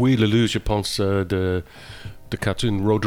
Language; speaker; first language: French; non-native, learner; English